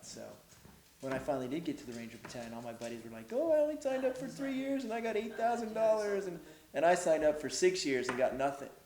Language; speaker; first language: English; native; English